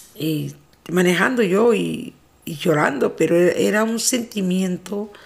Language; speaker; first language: Spanish; native; Spanish